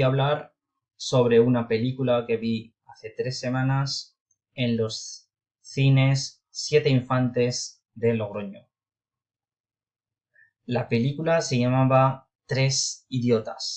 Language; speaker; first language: Spanish; non-native, fluent; Urdu